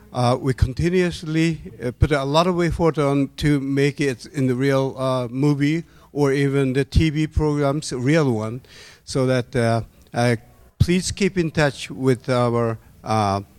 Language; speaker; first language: English; non-native, learner; Japanese